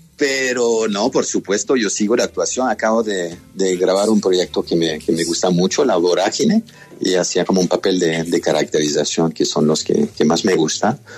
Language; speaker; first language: Spanish; non-native, fluent; French